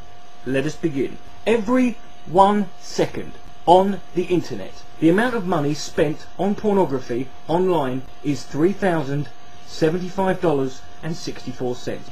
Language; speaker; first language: English; native; English